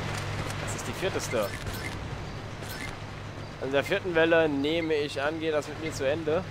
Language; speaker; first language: German; native; German